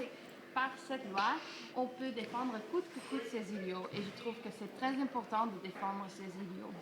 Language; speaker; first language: French; non-native, learner; Dutch